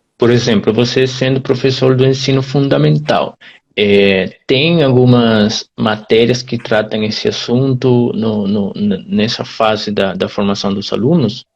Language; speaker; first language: Portuguese; non-native, fluent; Spanish